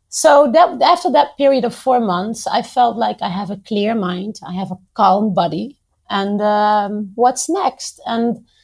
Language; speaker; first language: English; non-native, fluent; Dutch